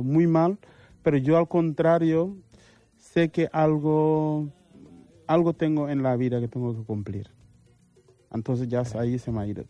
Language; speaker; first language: Spanish; non-native, fluent; Mandingo